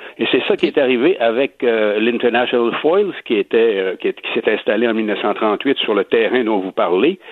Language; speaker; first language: French; native; French